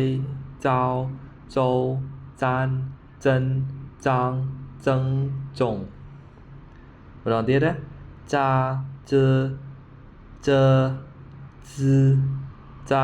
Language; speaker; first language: Chinese; non-native, learner; Khmer